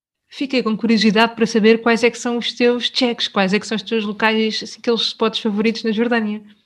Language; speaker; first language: Portuguese; native; Portuguese